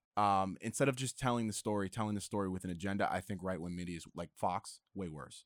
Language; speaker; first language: English; native; English